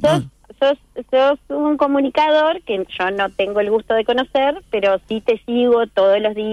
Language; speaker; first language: Spanish; native; Spanish